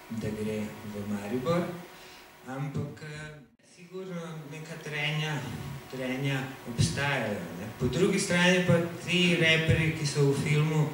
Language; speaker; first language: Slovenian; early bilingual, other home language; Bosnian